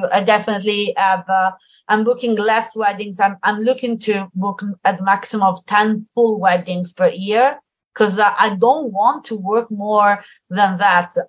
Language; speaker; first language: English; non-native, fluent; Italian